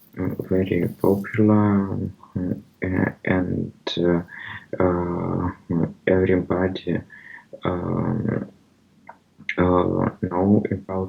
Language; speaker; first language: English; non-native, learner; Russian